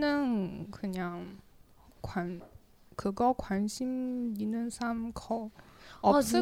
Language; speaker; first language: Korean; non-native, learner; Chinese